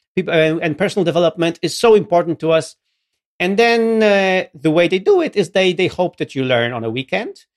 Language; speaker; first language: English; non-native, fluent; Polish